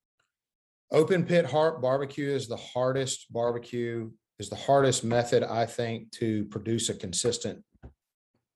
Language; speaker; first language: English; native; English